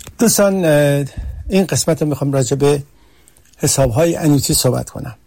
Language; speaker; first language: Persian; early bilingual, heritage; Persian